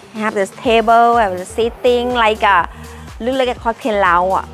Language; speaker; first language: English; non-native, learner; Thai